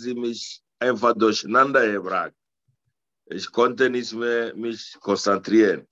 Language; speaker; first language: German; non-native, learner; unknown